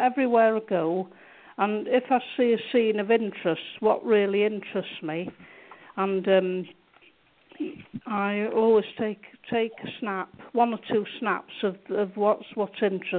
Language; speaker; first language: English; native; English